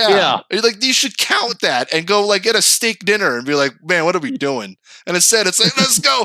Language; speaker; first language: English; native; English